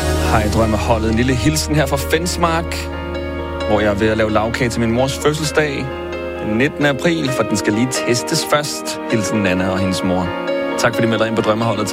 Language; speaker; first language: Danish; native; Danish